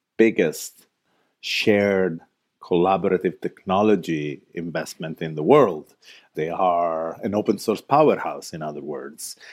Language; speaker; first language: English; non-native, fluent; Italian